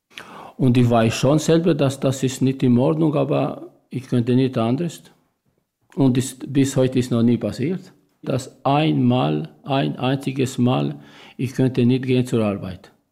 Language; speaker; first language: German; non-native, learner; Albanian